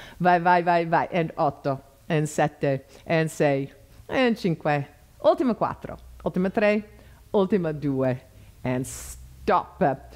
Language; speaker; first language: Italian; non-native, fluent; English